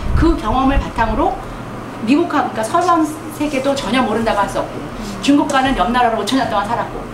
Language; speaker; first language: Korean; native; Korean